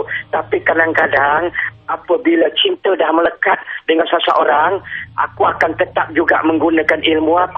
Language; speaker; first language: Malay; native; Malay